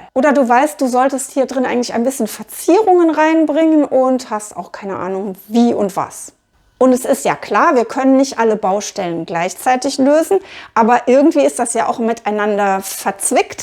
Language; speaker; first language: German; native; German